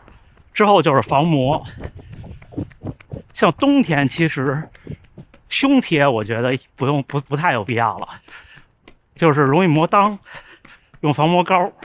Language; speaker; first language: Chinese; native; Chinese